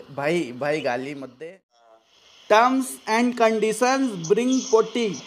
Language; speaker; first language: Hindi; native; Hindi